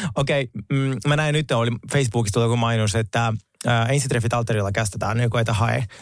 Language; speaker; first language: Finnish; non-native, fluent; Russian